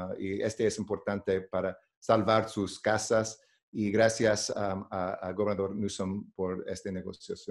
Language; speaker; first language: Spanish; non-native, learner; English